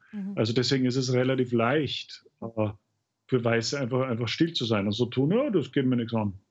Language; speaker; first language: German; native; German